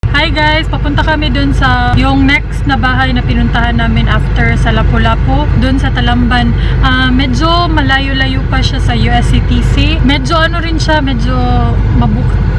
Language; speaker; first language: Filipino; non-native, local second language; Cebuano